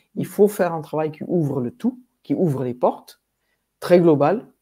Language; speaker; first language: French; non-native, fluent; English